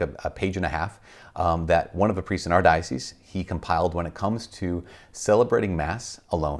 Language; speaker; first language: English; native; English